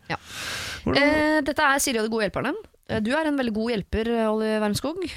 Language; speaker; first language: Norwegian; native; Norwegian